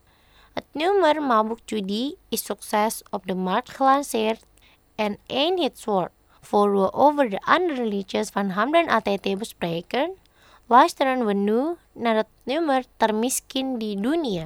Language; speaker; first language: Dutch; non-native, fluent; Indonesian